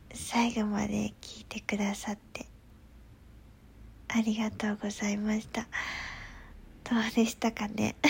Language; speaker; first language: Japanese; native; Japanese